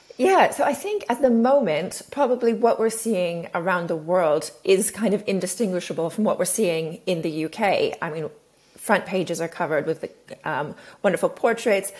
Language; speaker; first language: English; native; English